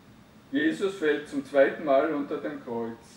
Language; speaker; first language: German; native; German